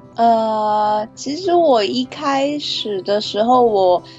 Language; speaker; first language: Chinese; non-native, fluent; Cantonese